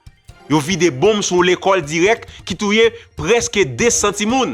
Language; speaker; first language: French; non-native, local second language; Haitian Creole